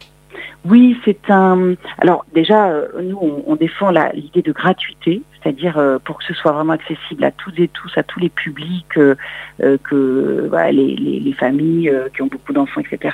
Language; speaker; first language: French; native; French